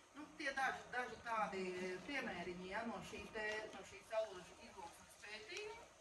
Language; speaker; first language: Latvian; native; Latvian